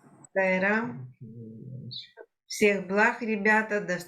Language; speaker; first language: Russian; native; Russian